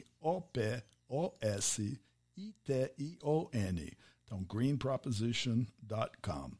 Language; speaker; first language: Portuguese; non-native, fluent; English